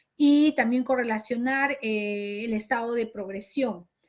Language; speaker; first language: Spanish; native; Spanish